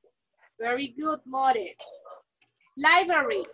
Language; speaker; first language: English; non-native, fluent; Spanish